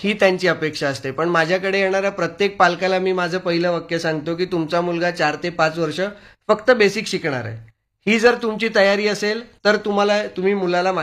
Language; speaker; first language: Marathi; native; Marathi